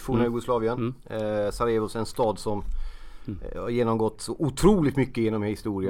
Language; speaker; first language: Swedish; native; Swedish